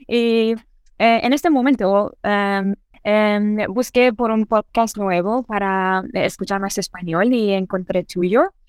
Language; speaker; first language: Spanish; non-native, learner; Persian